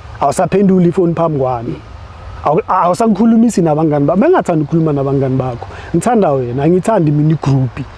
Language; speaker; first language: Zulu; non-native, local second language; Southern Sotho